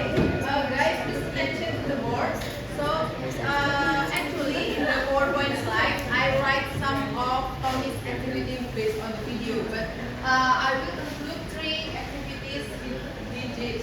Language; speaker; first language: English; non-native, fluent; Indonesian